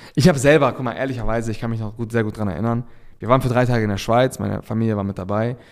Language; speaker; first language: German; early bilingual, other home language; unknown